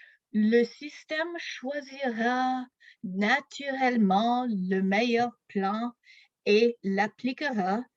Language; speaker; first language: French; non-native, local second language; English